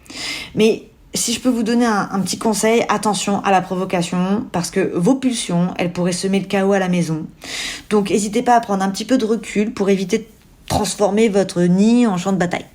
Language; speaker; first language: French; native; French